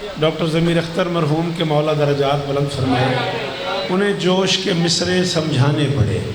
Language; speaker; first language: Urdu; non-native, local second language; Punjabi